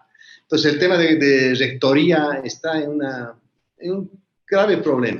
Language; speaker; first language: Spanish; native; Spanish